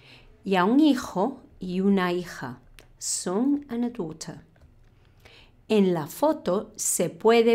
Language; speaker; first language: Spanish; non-native, fluent; English